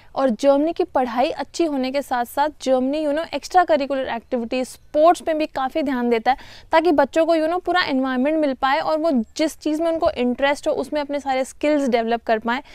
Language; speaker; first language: Hindi; native; Hindi